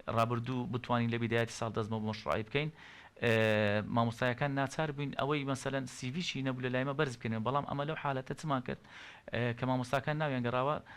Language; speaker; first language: Central Kurdish; native; Central Kurdish